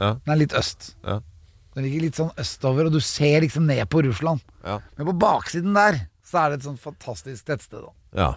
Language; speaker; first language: Norwegian; native; Norwegian